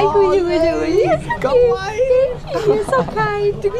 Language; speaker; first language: English; non-native, fluent; German